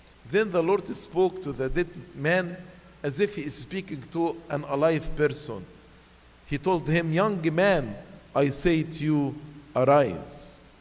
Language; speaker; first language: English; non-native, fluent; Arabic